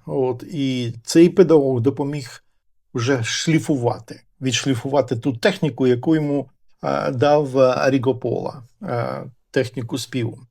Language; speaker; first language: Ukrainian; native; Ukrainian